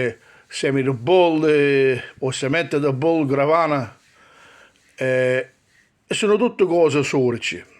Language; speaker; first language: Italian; early bilingual, heritage; English